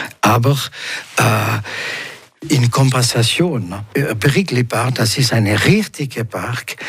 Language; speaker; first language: German; non-native, local second language; French